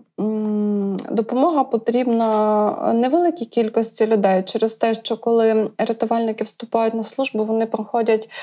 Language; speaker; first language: Ukrainian; native; Ukrainian